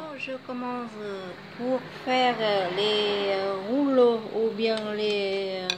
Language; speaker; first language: French; non-native, fluent; Vietnamese